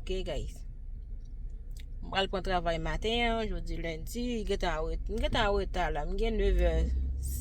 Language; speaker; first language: French; non-native, learner; Haitian Creole